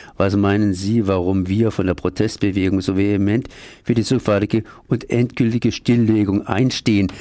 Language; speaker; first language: German; native; German